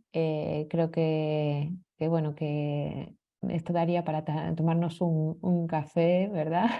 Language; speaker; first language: Spanish; native; Spanish